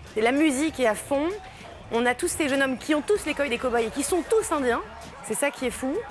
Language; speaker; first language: French; native; French